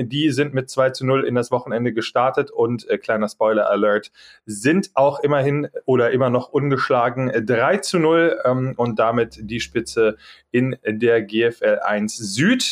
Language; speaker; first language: German; native; German